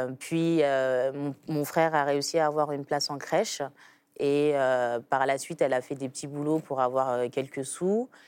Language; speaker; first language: French; early bilingual, other home language; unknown